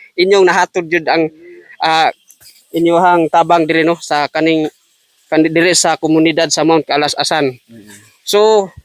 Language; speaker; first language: Cebuano; non-native, local second language; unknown